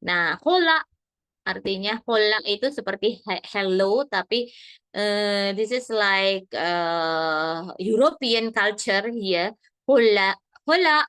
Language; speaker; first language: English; non-native, fluent; Indonesian